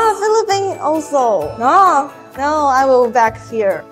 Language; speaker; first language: English; non-native, learner; Chinese